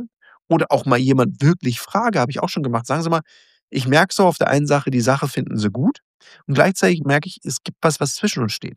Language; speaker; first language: German; native; German